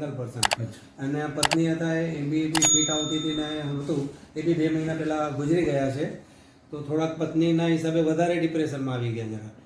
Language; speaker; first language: Gujarati; non-native, local second language; Kachhi